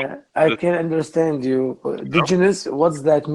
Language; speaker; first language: English; non-native, learner; Arabic